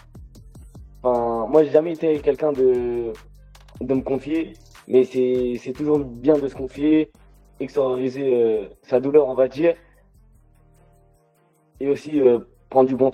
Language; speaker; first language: French; native; French